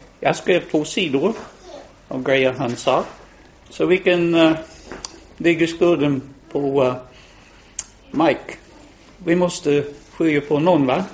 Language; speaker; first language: Swedish; non-native, fluent; English